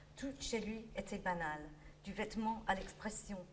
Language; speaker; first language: French; non-native, fluent; English